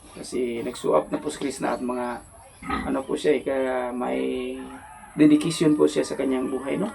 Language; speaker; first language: Filipino; non-native, local second language; Cebuano